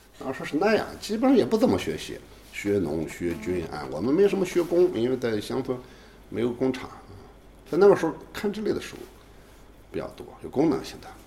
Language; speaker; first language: Chinese; native; Chinese